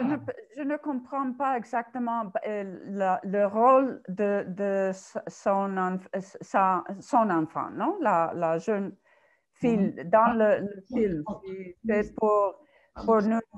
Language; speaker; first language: French; non-native, learner; Spanish